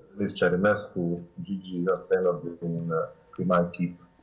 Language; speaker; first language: Romanian; non-native, learner; Bosnian